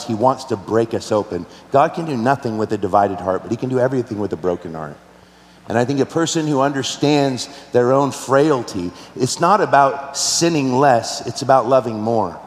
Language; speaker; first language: English; native; English